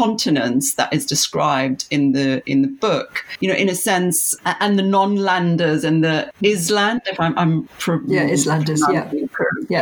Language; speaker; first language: English; non-native, local second language; Urdu